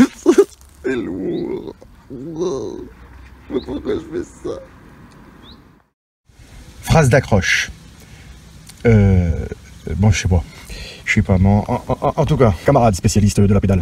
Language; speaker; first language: French; native; French